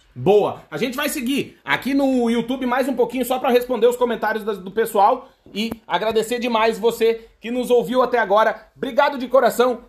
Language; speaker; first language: Portuguese; native; Portuguese